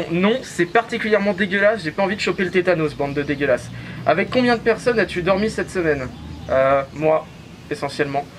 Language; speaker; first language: French; native; French